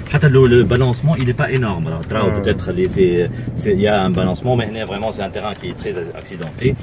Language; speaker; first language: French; non-native, local second language; Arabic